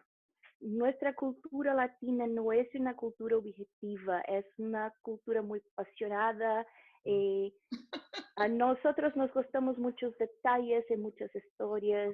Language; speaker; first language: Spanish; non-native, fluent; Portuguese